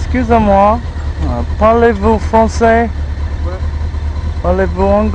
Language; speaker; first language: French; non-native, learner; English